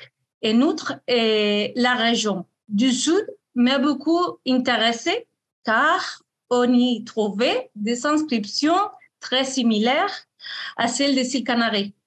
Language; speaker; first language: French; non-native, fluent; Spanish